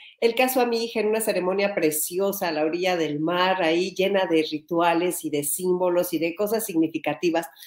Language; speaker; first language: Spanish; native; Spanish